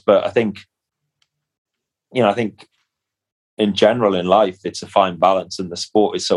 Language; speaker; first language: English; native; English